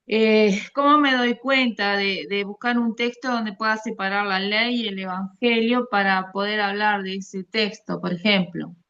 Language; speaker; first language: Spanish; native; Spanish